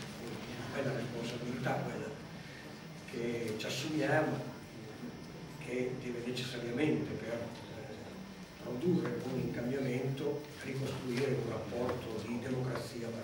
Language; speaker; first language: Italian; native; Italian